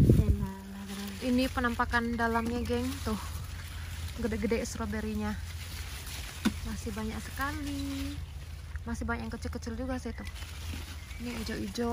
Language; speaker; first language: Indonesian; native; Indonesian